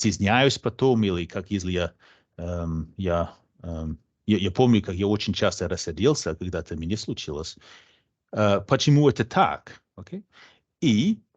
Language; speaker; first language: Russian; non-native, fluent; English